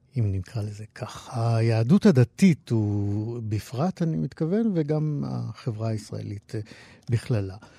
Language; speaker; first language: Hebrew; native; Hebrew